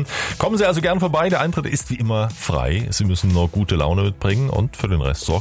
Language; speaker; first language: German; native; German